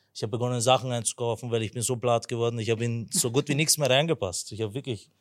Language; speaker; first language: German; non-native, local second language; Turkish